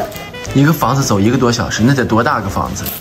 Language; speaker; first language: Chinese; native; Chinese